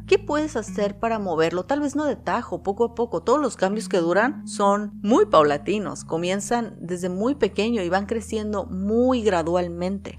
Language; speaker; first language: Spanish; native; Spanish